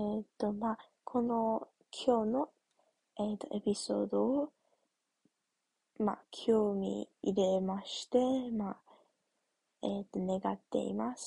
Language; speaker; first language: Japanese; early bilingual, heritage; English